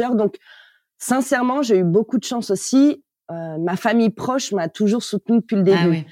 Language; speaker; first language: French; native; French